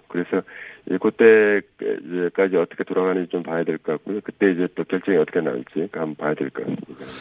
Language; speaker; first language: Korean; native; Korean